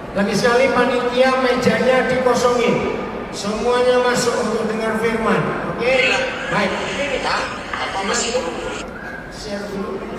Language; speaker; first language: Indonesian; native; Indonesian